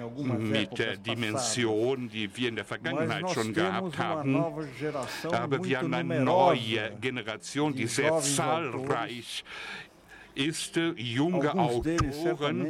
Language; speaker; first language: German; non-native, fluent; Portuguese